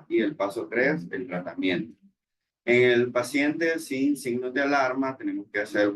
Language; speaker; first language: Spanish; native; Spanish